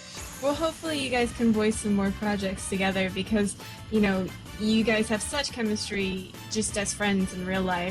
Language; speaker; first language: English; native; English